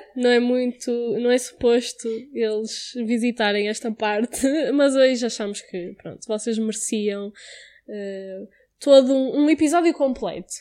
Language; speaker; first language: Portuguese; native; Portuguese